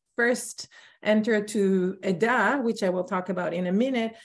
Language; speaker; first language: English; non-native, fluent; Hebrew